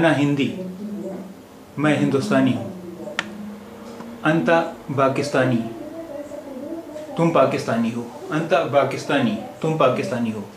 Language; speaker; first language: Urdu; native; Urdu